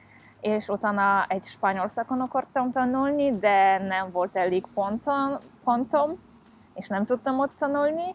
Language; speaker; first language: Hungarian; non-native, fluent; Polish